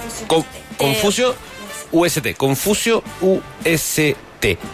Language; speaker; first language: Spanish; native; Spanish